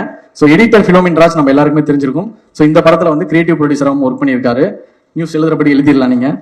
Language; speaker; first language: Tamil; native; Tamil